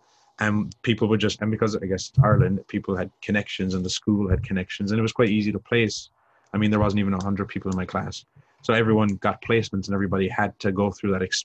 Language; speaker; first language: English; native; English